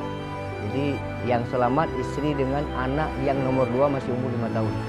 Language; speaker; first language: Indonesian; non-native, local second language; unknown